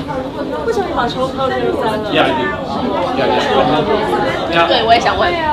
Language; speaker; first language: Chinese; native; Chinese